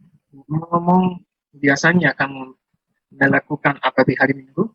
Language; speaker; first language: Indonesian; non-native, learner; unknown